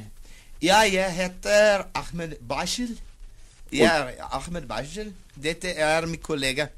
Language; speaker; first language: Norwegian; non-native, learner; Turkish